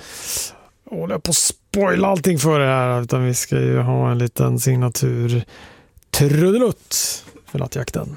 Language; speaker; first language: Swedish; native; Swedish